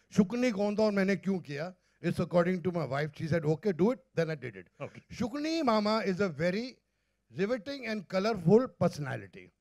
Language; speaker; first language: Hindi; native; Hindi